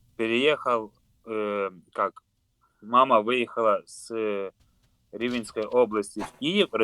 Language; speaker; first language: Russian; non-native, local second language; Ukrainian